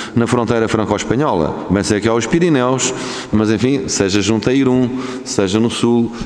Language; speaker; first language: Portuguese; native; Portuguese